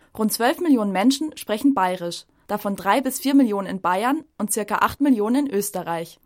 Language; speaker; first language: German; native; German